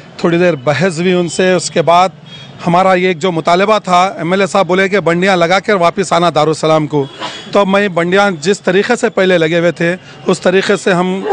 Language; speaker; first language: Urdu; native; Urdu